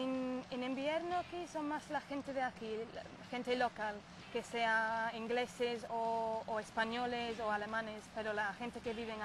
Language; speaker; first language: Spanish; non-native, fluent; English